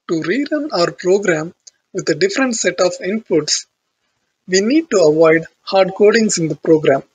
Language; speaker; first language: English; non-native, local second language; Tamil